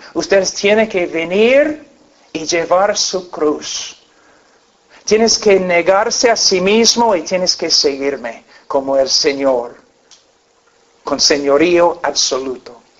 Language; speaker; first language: Spanish; non-native, fluent; English